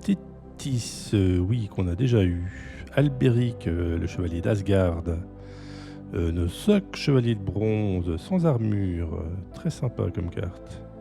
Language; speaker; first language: French; native; French